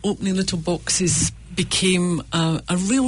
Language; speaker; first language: English; native; English